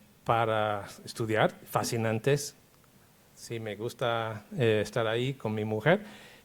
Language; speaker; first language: Spanish; non-native, fluent; English